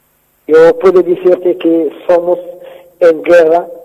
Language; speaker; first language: Spanish; non-native, fluent; Arabic